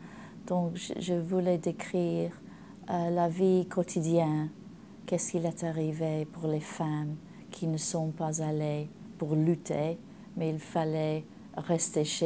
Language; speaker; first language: French; non-native, learner; English